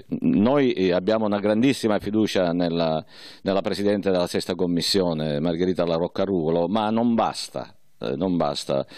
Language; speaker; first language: Italian; native; Italian